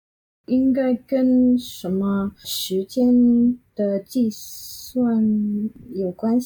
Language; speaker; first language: Chinese; non-native, fluent; Vietnamese